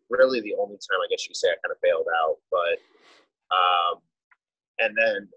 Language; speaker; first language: English; native; English